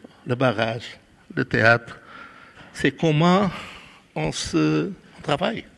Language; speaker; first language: French; non-native, fluent; Portuguese